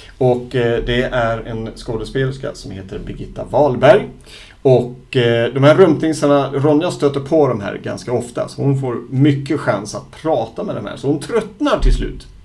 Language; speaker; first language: Swedish; native; Swedish